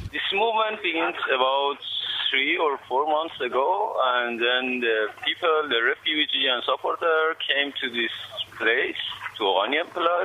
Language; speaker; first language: English; non-native, learner; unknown